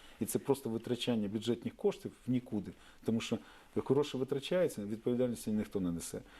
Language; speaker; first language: Ukrainian; native; Ukrainian